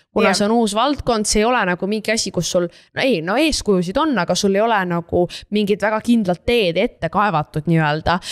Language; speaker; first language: Estonian; native; Estonian